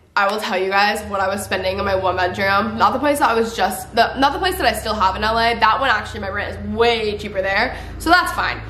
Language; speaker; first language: English; native; English